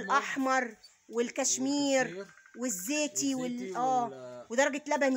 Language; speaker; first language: Arabic; native; Arabic